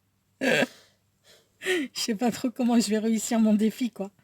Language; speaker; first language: French; native; French